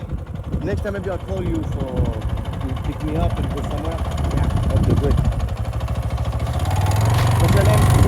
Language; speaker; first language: English; non-native, learner; French